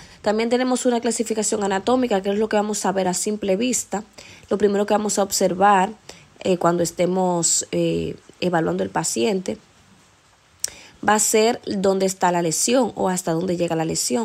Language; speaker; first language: Spanish; native; Spanish